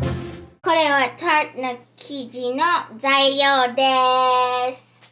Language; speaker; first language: Japanese; early bilingual, heritage; Japanese